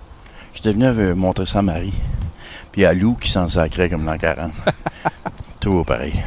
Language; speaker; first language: French; native; French